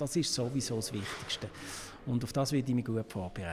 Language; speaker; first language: German; native; German